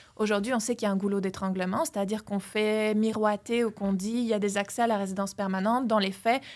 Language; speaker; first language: French; native; French